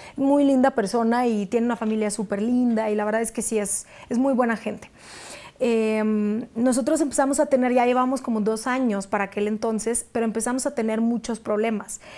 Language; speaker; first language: Spanish; non-native, fluent; Russian